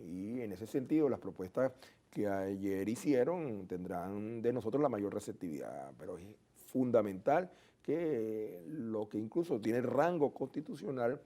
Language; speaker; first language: Spanish; native; Spanish